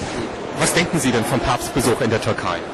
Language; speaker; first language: German; native; German